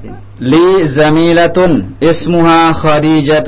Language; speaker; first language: Arabic; non-native, fluent; Indonesian